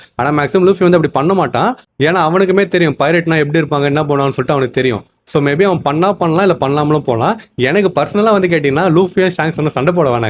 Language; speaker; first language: Tamil; native; Tamil